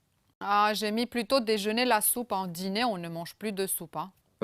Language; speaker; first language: French; non-native, fluent; Romanian